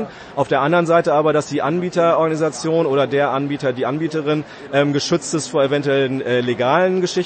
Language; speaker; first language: German; native; German